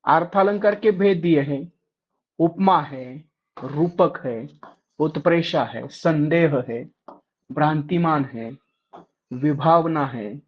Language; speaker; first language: Hindi; non-native, local second language; Marathi